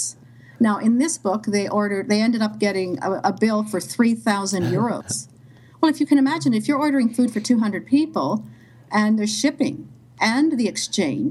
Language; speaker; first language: English; native; English